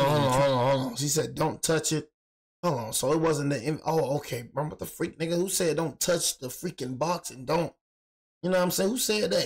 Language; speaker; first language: English; native; English